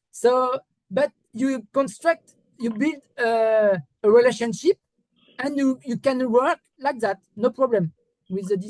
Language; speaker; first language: English; non-native, learner; French